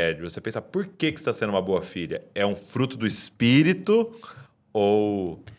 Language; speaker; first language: Portuguese; native; Portuguese